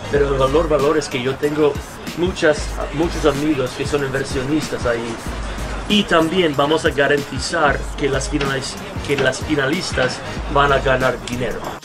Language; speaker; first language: Spanish; non-native, fluent; English